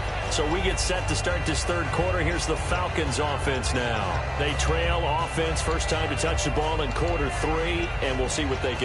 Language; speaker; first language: English; native; English